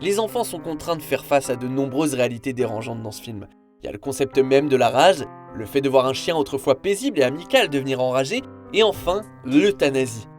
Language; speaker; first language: French; native; French